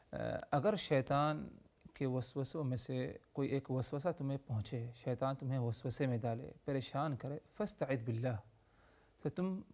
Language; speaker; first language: Urdu; native; Urdu